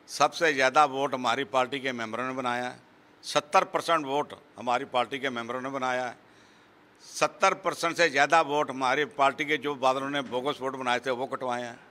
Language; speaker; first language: Hindi; non-native, local second language; Punjabi